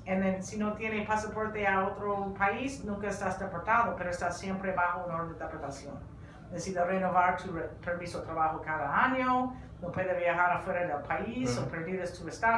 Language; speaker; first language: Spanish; non-native, learner; English